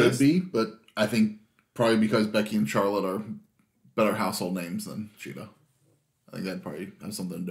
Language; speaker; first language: English; native; English